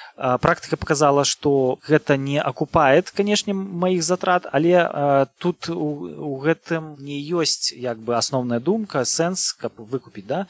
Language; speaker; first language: Belarusian; native; Belarusian